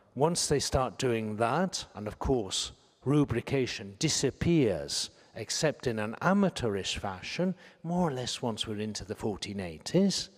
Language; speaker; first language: English; native; English